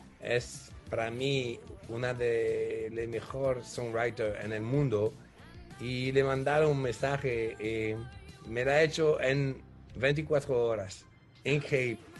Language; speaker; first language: Spanish; non-native, fluent; French